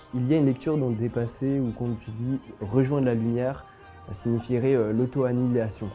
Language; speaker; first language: French; native; French